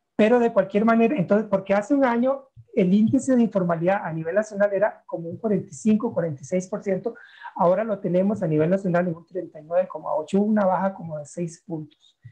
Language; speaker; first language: Spanish; native; Spanish